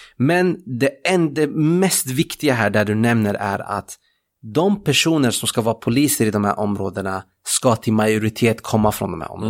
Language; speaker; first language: Swedish; non-native, fluent; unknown